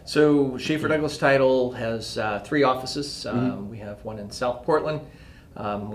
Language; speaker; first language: English; native; English